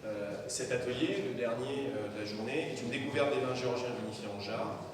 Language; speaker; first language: French; native; French